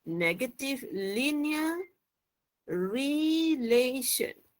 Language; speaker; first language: English; non-native, local second language; Malay